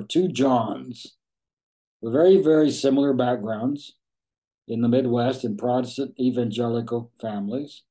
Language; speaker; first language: English; native; English